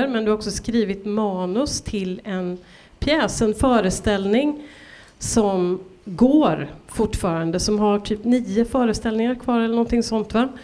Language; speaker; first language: Swedish; native; Swedish